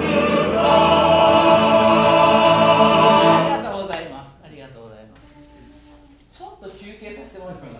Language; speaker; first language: Japanese; native; Japanese